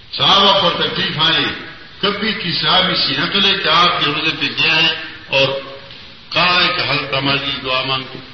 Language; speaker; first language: Urdu; non-native, local second language; Pashto